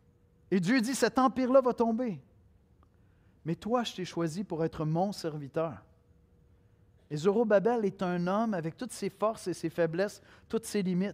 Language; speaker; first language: French; native; French